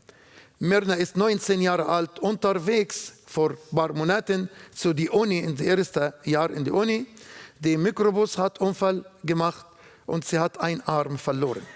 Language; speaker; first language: German; non-native, learner; Arabic